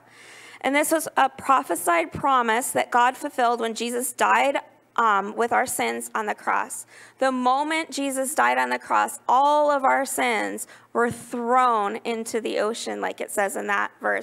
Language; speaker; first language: English; native; English